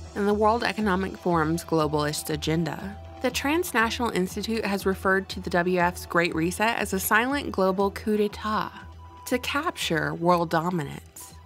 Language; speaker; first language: English; native; English